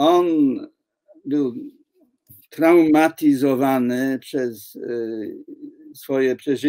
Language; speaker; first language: Polish; non-native, fluent; English